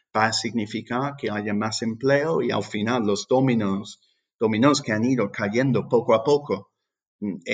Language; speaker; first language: Spanish; non-native, fluent; English